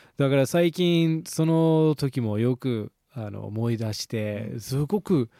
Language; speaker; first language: Japanese; non-native, fluent; English